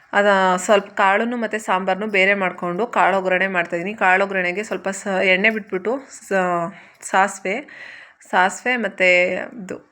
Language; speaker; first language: Kannada; native; Kannada